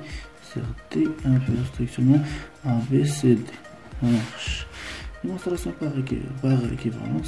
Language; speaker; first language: French; non-native, local second language; Arabic